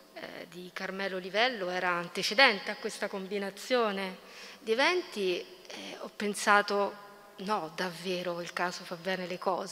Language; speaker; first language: Italian; native; Italian